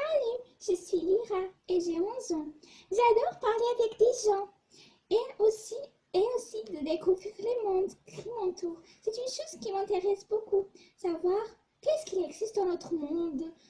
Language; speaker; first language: French; non-native, fluent; Portuguese